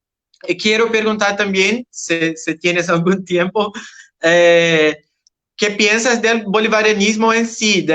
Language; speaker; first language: Spanish; non-native, learner; Portuguese